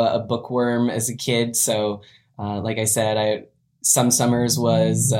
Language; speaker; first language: English; native; English